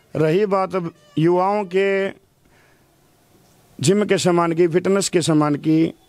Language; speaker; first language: Hindi; native; Hindi